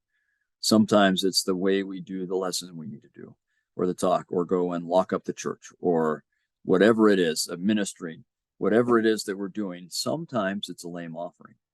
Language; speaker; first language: English; native; English